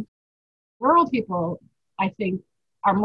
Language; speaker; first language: English; native; English